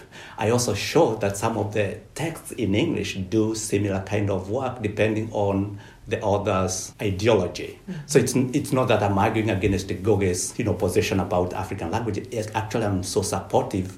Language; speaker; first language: English; non-native, local second language; Kikuyu